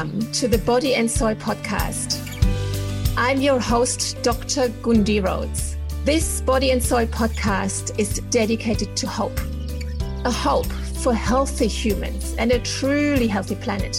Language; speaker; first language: English; non-native, fluent; German